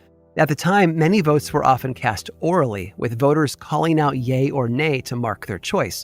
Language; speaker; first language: English; native; English